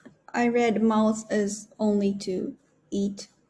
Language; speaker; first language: English; non-native, learner; Japanese